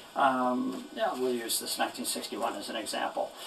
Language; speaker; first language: English; native; English